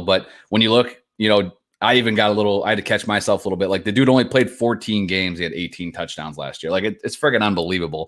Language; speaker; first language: English; native; English